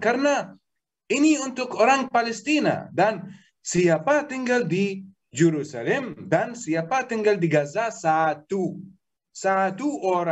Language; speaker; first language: Indonesian; non-native, learner; Arabic